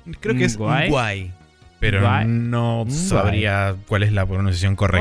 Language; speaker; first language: Spanish; native; Spanish